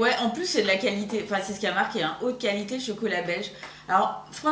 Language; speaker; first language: French; native; French